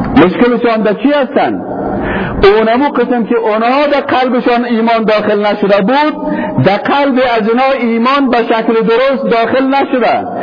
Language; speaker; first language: Persian; native; Persian